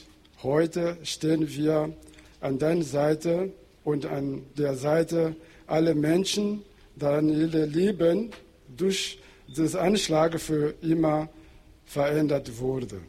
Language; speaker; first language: German; non-native, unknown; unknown